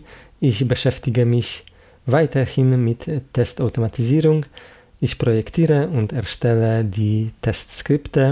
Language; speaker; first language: German; non-native, fluent; Polish